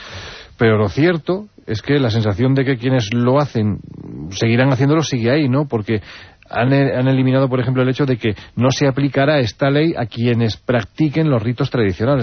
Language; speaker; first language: Spanish; native; Spanish